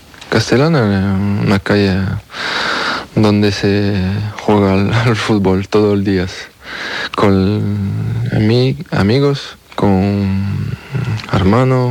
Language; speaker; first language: Spanish; non-native, learner; French